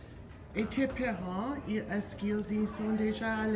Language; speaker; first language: French; non-native, learner; English